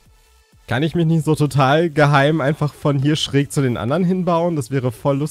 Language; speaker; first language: German; native; German